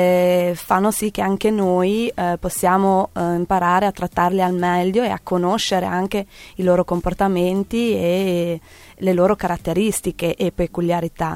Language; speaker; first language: Italian; native; Italian